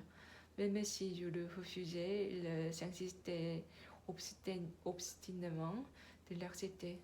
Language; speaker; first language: French; non-native, learner; Korean